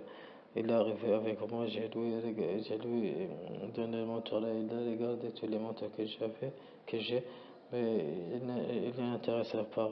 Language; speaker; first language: French; non-native, learner; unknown